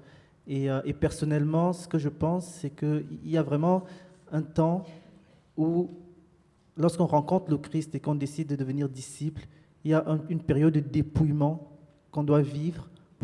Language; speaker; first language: French; native; French